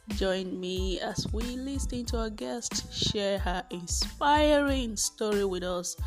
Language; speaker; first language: English; non-native, local second language; Bini